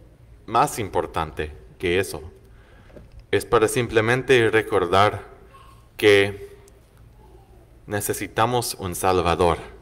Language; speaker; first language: Spanish; non-native, fluent; English